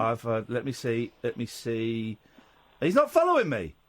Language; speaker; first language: English; native; English